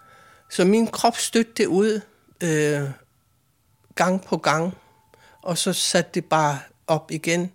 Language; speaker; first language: Swedish; non-native, fluent; Kalaallisut